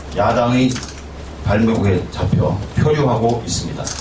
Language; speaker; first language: Korean; native; Korean